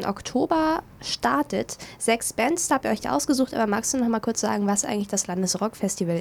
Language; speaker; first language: German; native; German